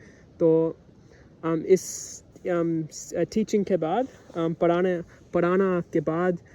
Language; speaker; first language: Hindi; non-native, learner; English